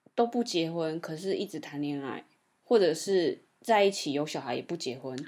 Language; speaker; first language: Chinese; native; Chinese